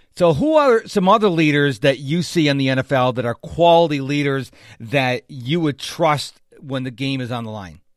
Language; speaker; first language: English; native; English